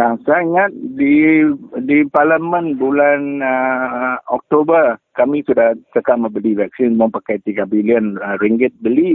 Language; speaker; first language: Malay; non-native, local second language; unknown